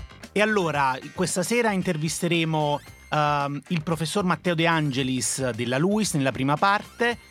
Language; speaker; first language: Italian; native; Italian